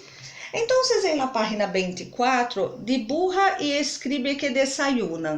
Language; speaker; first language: Spanish; non-native, fluent; Portuguese